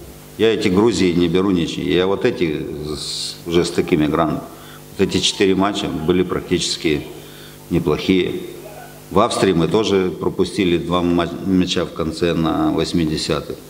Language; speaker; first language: Russian; native; Russian